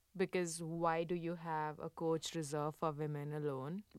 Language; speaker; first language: English; non-native, local second language; Hindi